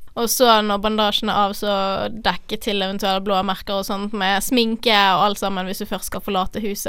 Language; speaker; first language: Norwegian; native; Norwegian